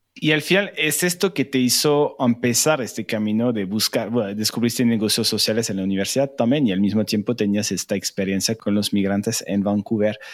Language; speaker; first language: Spanish; non-native, fluent; French